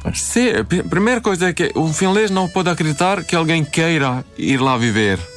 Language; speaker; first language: Portuguese; non-native, fluent; Swedish